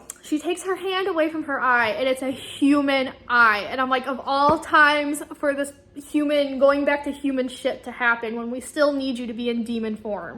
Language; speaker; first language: English; native; English